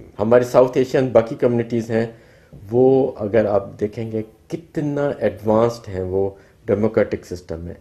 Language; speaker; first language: Urdu; non-native, local second language; Baluchi